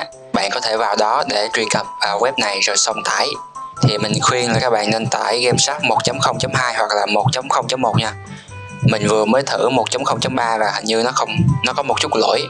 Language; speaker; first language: Vietnamese; native; Vietnamese